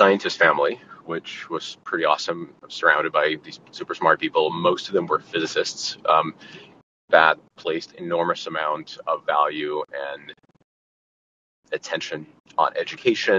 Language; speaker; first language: English; non-native, fluent; Ukrainian